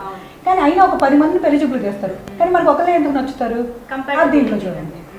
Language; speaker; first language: Telugu; native; Telugu